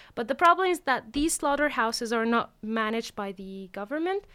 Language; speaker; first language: English; non-native, fluent; Arabic